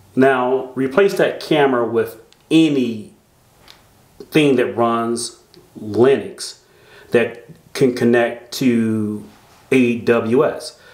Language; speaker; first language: English; native; English